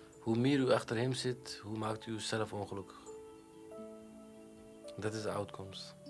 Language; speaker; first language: Dutch; non-native, learner; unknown